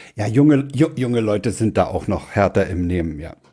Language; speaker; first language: German; native; German